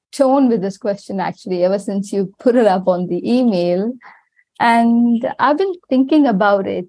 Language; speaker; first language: English; non-native, local second language; Tamil